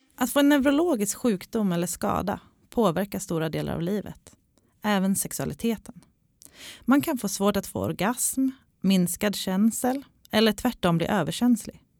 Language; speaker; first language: Swedish; native; Swedish